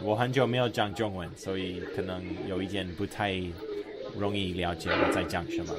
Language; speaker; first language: Chinese; non-native, fluent; English